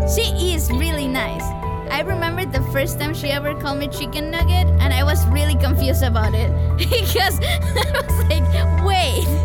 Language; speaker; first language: English; early bilingual, other home language; Spanish